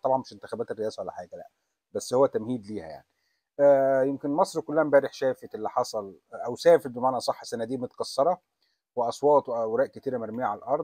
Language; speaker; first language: Arabic; native; Arabic